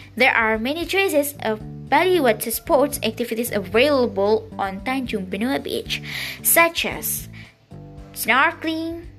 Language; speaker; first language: English; non-native, learner; Indonesian